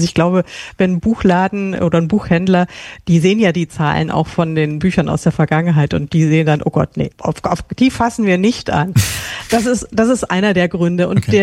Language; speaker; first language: German; native; German